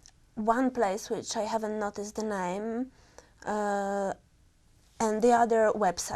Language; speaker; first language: English; non-native, learner; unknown